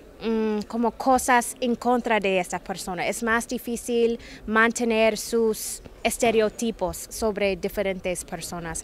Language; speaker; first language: Spanish; non-native, fluent; English